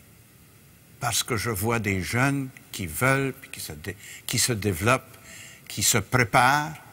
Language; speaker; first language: French; native; French